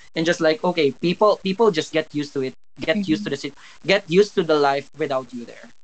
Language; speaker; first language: English; non-native, local second language; Cebuano